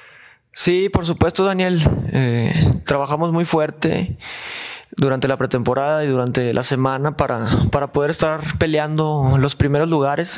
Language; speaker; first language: Spanish; native; Spanish